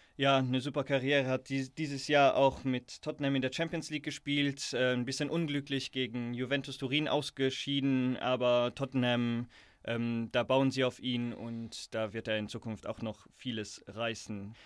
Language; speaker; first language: German; native; German